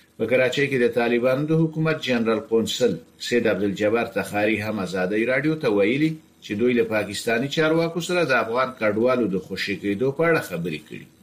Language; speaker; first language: Pashto; native; Pashto